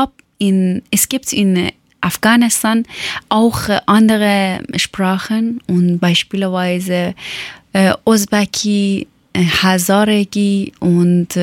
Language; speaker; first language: German; non-native, learner; Persian